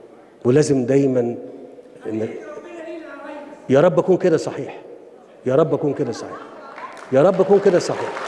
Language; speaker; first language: Arabic; native; Arabic